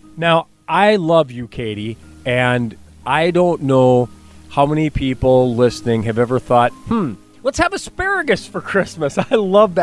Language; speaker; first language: English; native; English